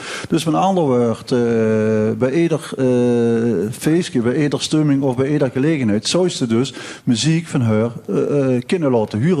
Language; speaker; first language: Dutch; non-native, local second language; Limburgish